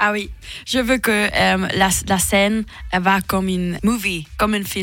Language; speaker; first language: French; non-native, local second language; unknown